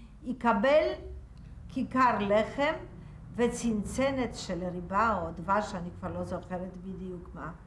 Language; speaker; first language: Hebrew; non-native, fluent; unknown